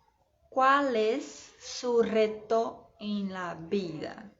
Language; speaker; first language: Spanish; non-native, fluent; Portuguese